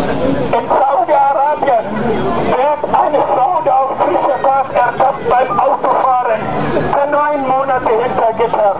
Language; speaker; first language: German; non-native, fluent; Arabic